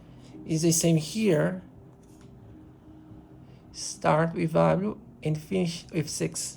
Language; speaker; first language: English; non-native, learner; Portuguese